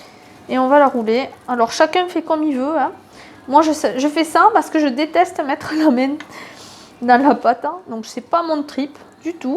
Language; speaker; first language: French; native; French